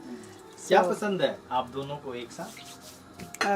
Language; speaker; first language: Hindi; native; Hindi